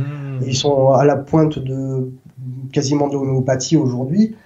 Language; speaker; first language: French; native; French